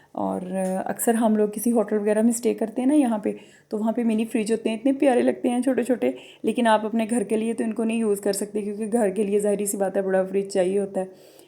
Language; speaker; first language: Urdu; non-native, local second language; Punjabi